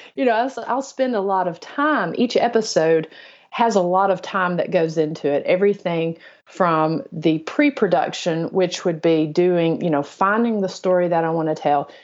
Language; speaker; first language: English; native; English